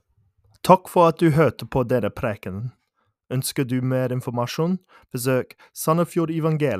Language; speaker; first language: Norwegian; native; Norwegian